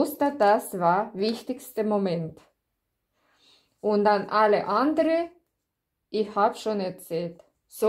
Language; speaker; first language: German; non-native, learner; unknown